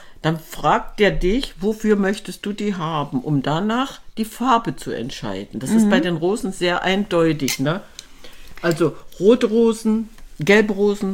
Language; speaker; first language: German; native; German